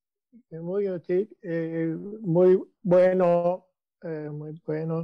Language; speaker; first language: Spanish; non-native, learner; Turkish